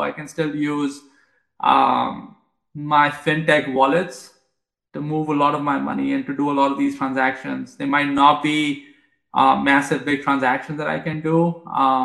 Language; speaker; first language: English; non-native, local second language; Hindi